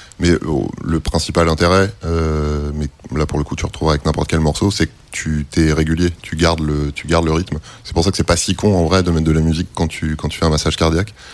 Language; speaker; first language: French; native; French